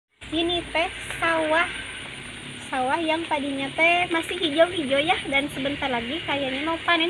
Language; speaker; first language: Indonesian; non-native, local second language; Sundanese